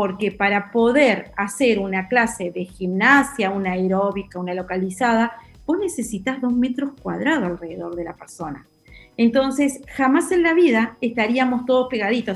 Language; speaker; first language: Spanish; native; Spanish